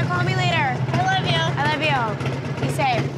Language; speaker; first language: English; native; English